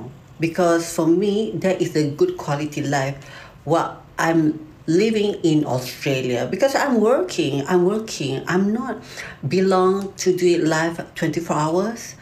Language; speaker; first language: English; non-native, learner; Malay